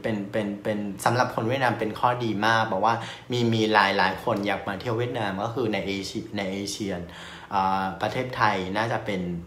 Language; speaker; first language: Thai; non-native, fluent; Vietnamese